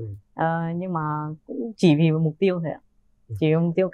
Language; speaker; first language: Vietnamese; early bilingual, heritage; Vietnamese